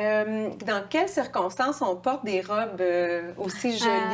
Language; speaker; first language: French; native; French